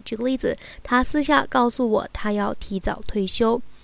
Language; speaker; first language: Chinese; native; Chinese